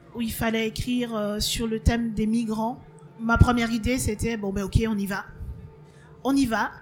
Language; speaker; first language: French; native; French